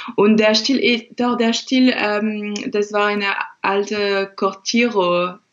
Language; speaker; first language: German; non-native, fluent; French